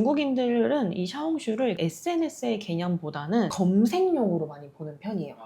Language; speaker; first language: Korean; native; Korean